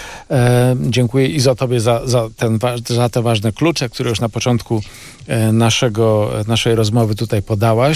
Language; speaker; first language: Polish; native; Polish